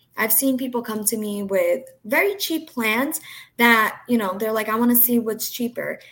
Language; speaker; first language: English; early bilingual, other home language; Portuguese